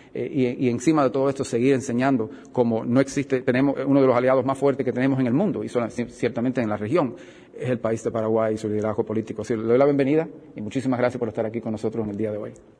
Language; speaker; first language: Spanish; early bilingual, heritage; Spanish